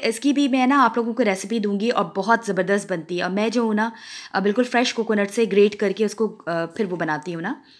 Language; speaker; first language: Urdu; non-native, local second language; Punjabi